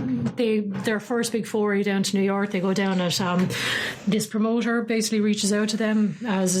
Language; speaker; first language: English; native; English